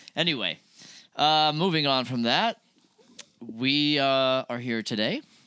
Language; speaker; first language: English; native; English